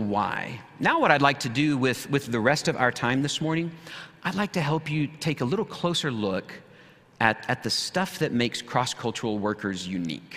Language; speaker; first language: English; native; English